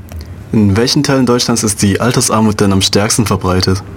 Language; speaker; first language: German; native; German